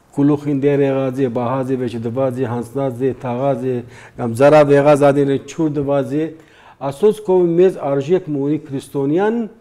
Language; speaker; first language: Armenian; early bilingual, heritage; Armenian